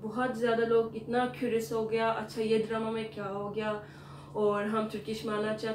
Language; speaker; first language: Hindi; non-native, fluent; Turkish